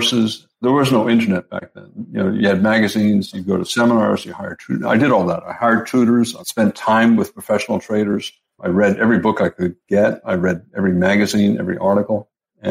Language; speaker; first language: English; native; English